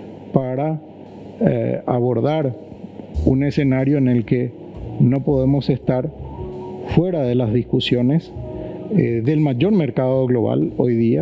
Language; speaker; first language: Spanish; native; Spanish